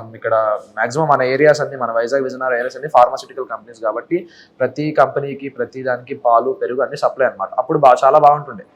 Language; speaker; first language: Telugu; native; Telugu